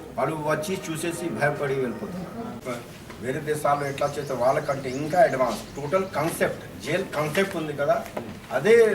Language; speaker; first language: Telugu; non-native, fluent; Hindi